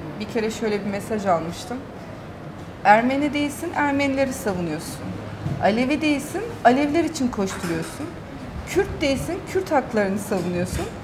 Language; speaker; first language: Turkish; early bilingual, heritage; Turkish